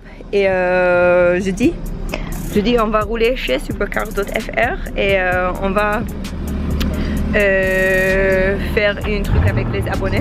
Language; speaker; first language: French; non-native, learner; English